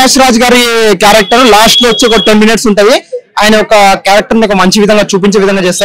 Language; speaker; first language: Telugu; native; Telugu